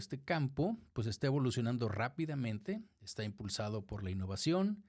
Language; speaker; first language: Spanish; native; Spanish